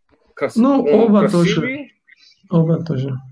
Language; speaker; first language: Russian; non-native, fluent; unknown